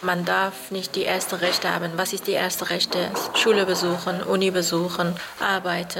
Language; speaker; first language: German; non-native, learner; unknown